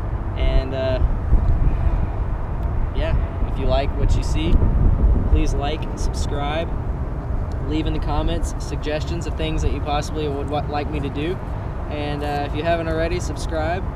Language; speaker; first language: English; native; English